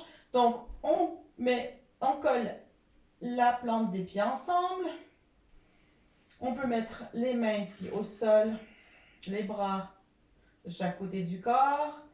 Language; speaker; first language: French; native; French